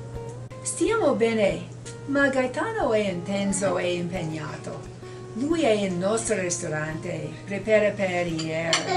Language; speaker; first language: Italian; non-native, learner; English